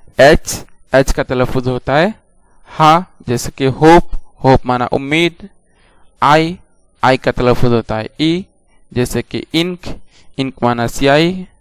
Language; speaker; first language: Urdu; native; Urdu